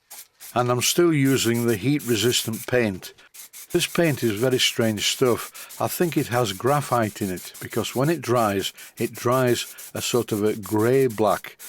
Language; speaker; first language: English; native; English